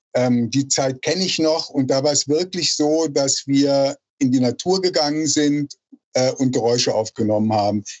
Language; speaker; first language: German; native; German